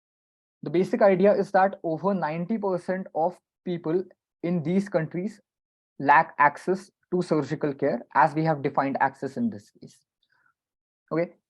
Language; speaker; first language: English; non-native, local second language; Marathi